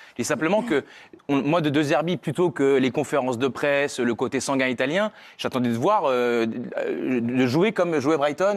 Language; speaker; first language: French; native; French